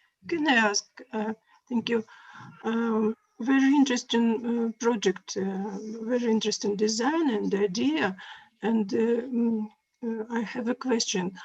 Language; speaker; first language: English; non-native, learner; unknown